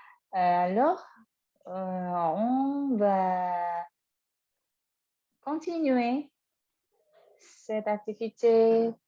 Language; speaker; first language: French; non-native, fluent; Indonesian